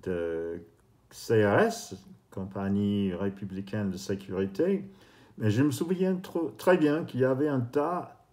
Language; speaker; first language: French; non-native, fluent; English